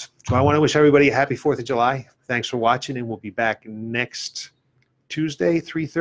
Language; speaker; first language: English; native; English